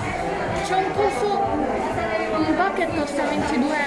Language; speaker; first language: Italian; early bilingual, other home language; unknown